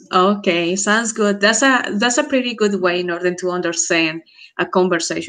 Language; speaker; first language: English; non-native, fluent; Spanish